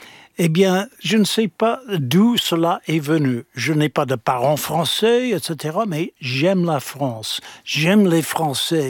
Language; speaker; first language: French; non-native, fluent; English